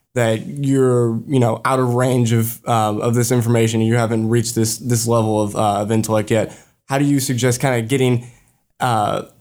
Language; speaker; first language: English; native; English